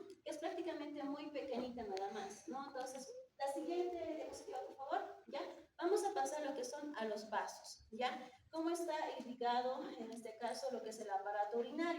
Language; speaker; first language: Spanish; native; Spanish